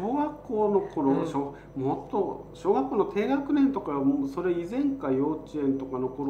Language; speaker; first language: Japanese; native; Japanese